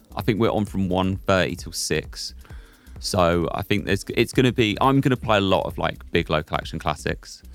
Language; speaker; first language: English; native; English